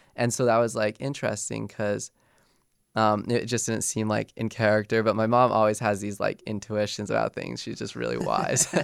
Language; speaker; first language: English; native; English